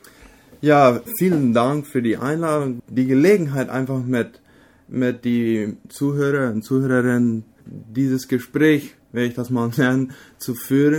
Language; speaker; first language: German; non-native, local second language; Low German